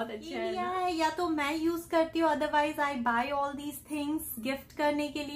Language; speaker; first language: Hindi; native; Hindi